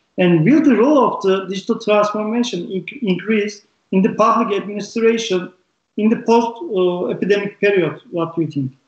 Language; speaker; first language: English; non-native, learner; Turkish